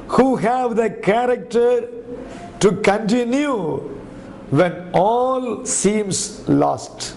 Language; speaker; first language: English; non-native, local second language; Tamil